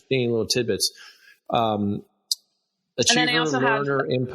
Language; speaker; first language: English; native; English